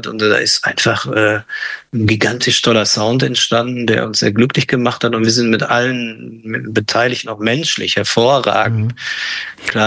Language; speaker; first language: German; native; German